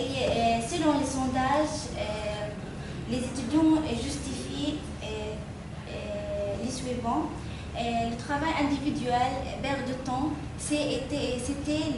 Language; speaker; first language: French; non-native, fluent; Arabic